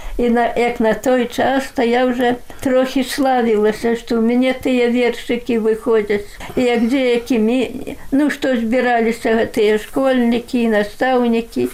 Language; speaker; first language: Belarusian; native; Belarusian